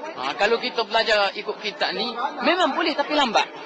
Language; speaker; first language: Malay; non-native, fluent; Arabic